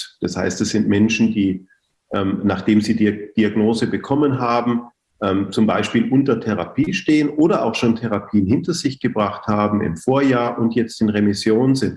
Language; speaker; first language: German; native; German